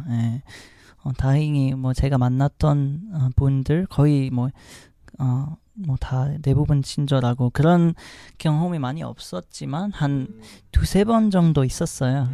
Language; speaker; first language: Korean; non-native, fluent; Arabic